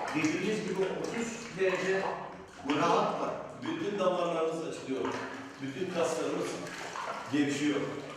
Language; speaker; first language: Turkish; native; Turkish